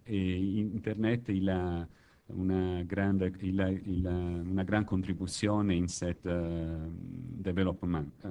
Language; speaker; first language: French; non-native, learner; Italian